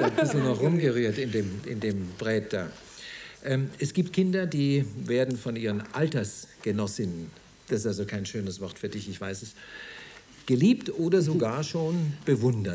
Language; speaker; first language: German; native; German